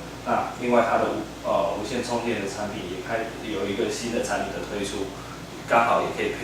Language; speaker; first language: Chinese; native; Chinese